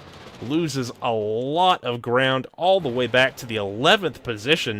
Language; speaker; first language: English; native; English